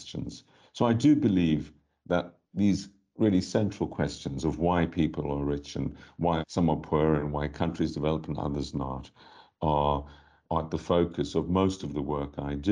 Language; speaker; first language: English; native; English